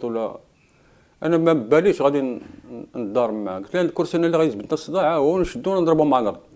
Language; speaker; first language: Arabic; native; Arabic